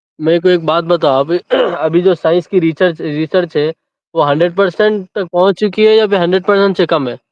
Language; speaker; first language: Urdu; native; Urdu